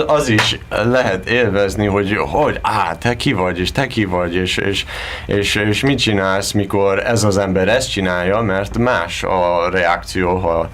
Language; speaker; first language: Hungarian; non-native, learner; English